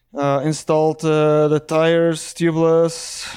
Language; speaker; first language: English; non-native, fluent; Dutch